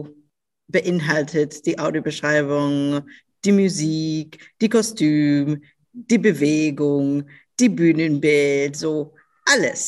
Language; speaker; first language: German; non-native, local second language; English